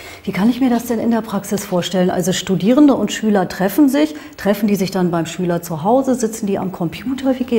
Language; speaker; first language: German; native; German